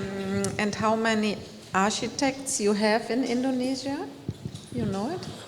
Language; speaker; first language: English; non-native, fluent; German